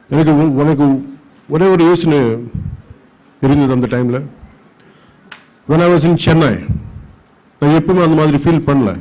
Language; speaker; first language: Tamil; non-native, local second language; Telugu